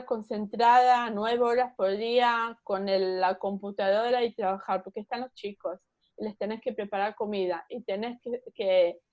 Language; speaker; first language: Spanish; early bilingual, heritage; Spanish